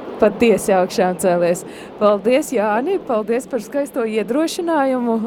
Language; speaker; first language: Latvian; native; Latvian